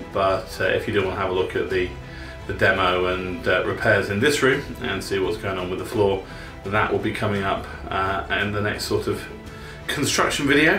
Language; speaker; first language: English; native; English